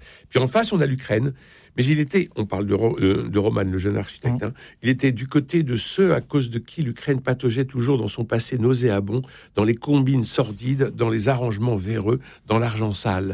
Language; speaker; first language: French; native; French